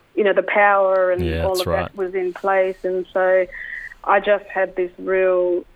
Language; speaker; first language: English; native; English